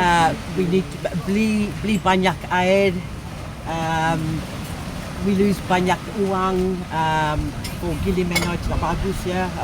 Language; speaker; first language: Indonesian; non-native, learner; English